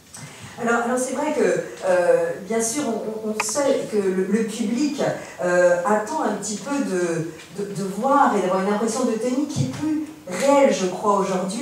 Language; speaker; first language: French; native; French